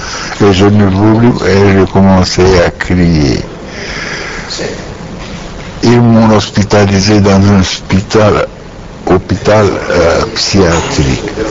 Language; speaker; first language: French; non-native, learner; Romanian